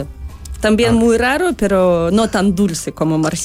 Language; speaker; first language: Spanish; non-native, learner; Russian